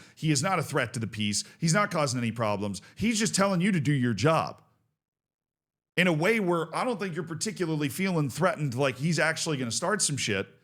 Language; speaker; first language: English; native; English